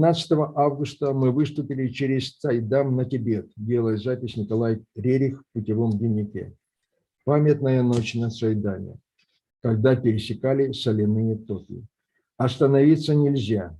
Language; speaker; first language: Russian; native; Russian